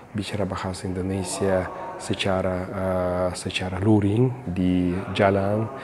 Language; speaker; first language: Indonesian; non-native, fluent; Russian